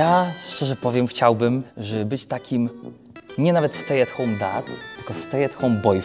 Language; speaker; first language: Polish; native; Polish